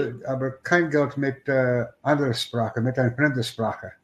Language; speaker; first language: German; non-native, learner; English